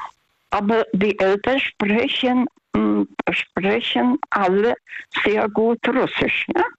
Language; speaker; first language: German; non-native, fluent; Russian